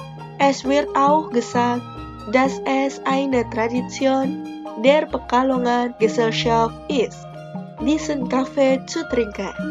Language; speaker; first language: German; non-native, fluent; Indonesian